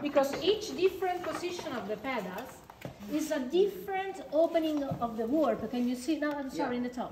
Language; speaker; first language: English; non-native, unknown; Italian